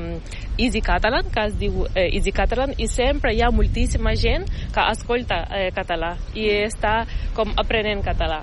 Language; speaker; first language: Catalan; non-native, fluent; Ukrainian